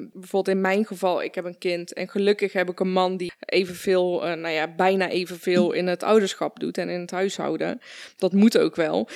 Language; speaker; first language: Dutch; early bilingual, other home language; Persian